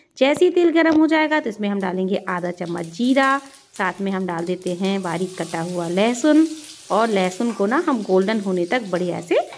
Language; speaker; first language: Hindi; native; Hindi